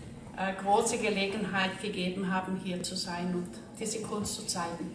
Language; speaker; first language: German; non-native, fluent; Portuguese